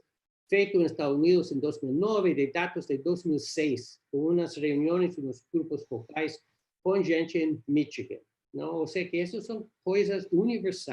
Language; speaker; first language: Portuguese; non-native, learner; English